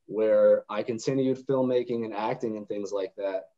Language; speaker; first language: English; native; English